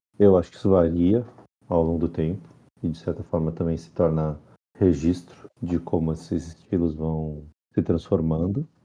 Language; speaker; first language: Portuguese; native; Portuguese